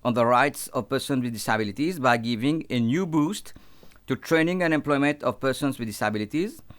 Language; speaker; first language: English; non-native, local second language; Morisyen